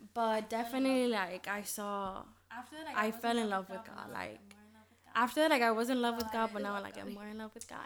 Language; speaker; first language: English; early bilingual, other home language; Spanish